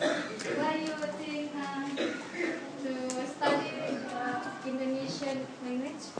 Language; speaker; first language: English; non-native, learner; Indonesian